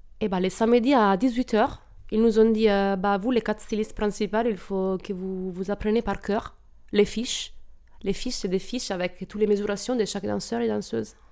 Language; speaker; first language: French; non-native, fluent; Italian